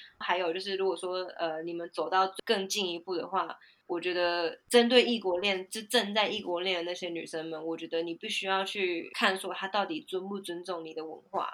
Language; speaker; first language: Chinese; native; Chinese